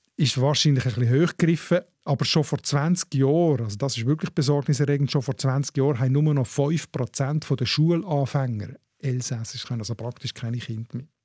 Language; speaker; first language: German; native; German